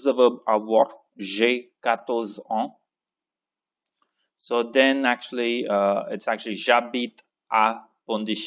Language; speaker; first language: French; non-native, fluent; Tamil